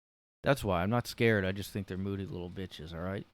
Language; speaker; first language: English; native; English